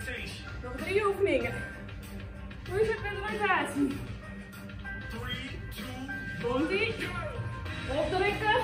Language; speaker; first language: Dutch; native; Dutch